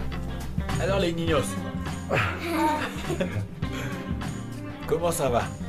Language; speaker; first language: French; native; French